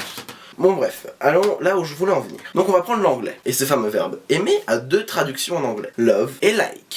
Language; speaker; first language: French; native; French